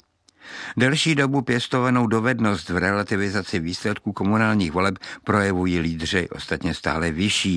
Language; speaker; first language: Czech; native; Czech